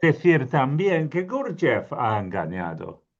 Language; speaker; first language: Spanish; non-native, fluent; English